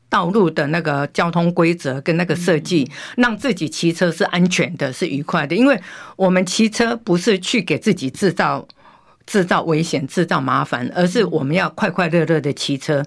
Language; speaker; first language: Chinese; native; Chinese